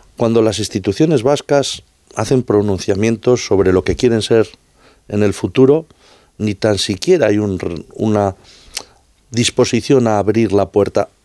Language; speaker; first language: Spanish; native; Spanish